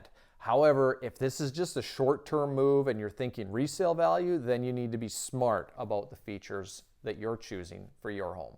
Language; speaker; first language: English; native; English